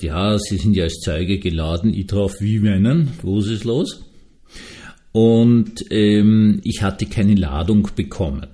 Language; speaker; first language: German; native; German